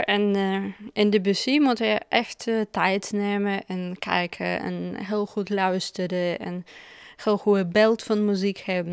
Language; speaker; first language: Dutch; non-native, fluent; Russian